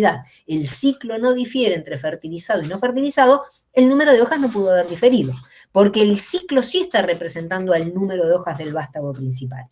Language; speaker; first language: Spanish; native; Spanish